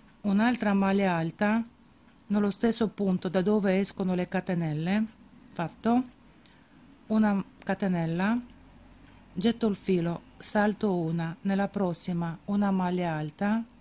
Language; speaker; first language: Italian; non-native, fluent; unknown